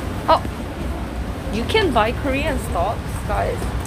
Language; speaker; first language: English; non-native, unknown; Korean